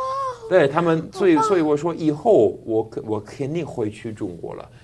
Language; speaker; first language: Chinese; non-native, fluent; English